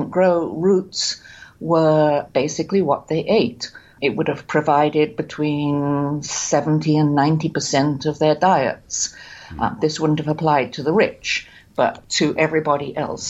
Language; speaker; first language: English; native; English